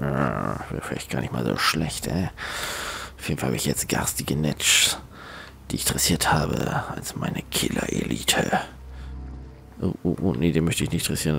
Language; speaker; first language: German; native; German